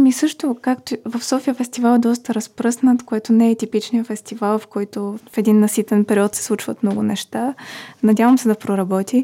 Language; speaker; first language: Bulgarian; native; Bulgarian